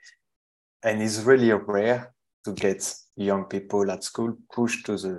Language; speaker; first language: English; non-native, learner; French